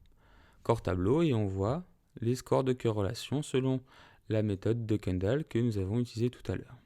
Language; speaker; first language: French; native; French